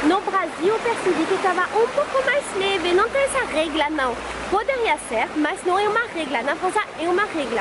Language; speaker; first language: Portuguese; non-native, fluent; French